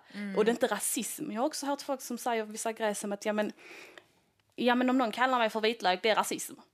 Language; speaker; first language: Swedish; early bilingual, other home language; Somali